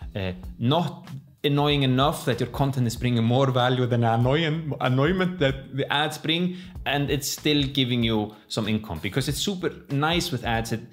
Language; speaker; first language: English; non-native, fluent; Icelandic